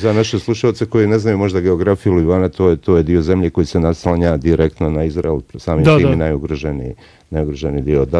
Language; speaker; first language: Bosnian; native; Bosnian